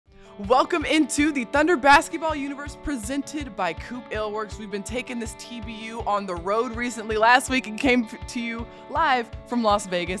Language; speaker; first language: English; native; English